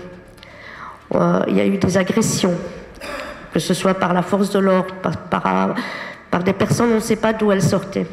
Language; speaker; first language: French; native; French